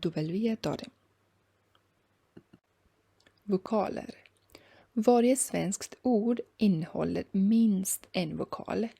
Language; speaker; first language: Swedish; non-native, fluent; Persian